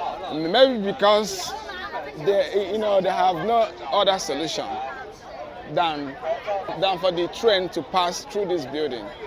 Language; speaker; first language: English; non-native, local second language; Igbo